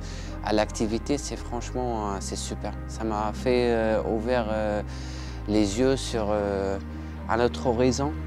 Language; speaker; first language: French; non-native, local second language; Arabic